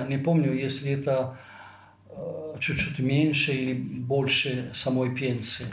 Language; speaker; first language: Russian; non-native, fluent; Italian